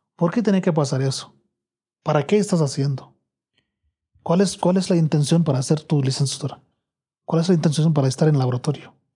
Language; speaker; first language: Spanish; non-native, learner; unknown